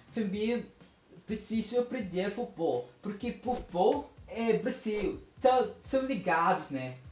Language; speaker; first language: Portuguese; non-native, learner; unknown